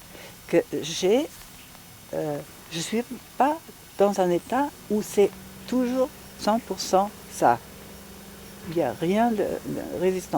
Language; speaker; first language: French; non-native, fluent; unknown